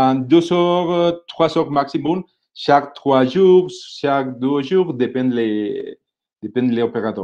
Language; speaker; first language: French; non-native, fluent; Spanish